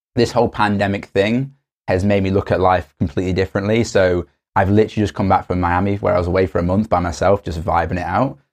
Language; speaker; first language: English; native; English